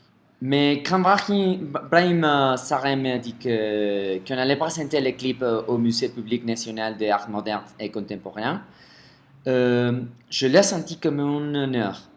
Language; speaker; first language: French; non-native, fluent; Spanish